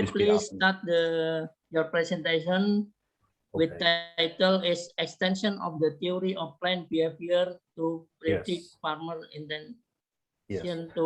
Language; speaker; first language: English; non-native, learner; Indonesian